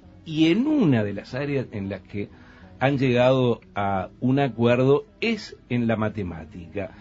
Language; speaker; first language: Spanish; native; Spanish